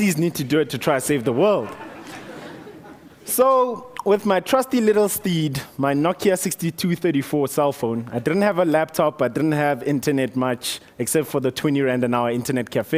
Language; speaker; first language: English; non-native, local second language; Northern Sotho